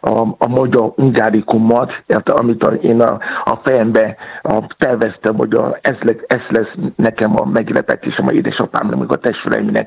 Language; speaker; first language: Hungarian; non-native, learner; Yoruba